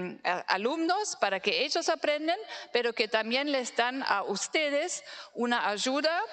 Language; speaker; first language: Spanish; non-native, fluent; German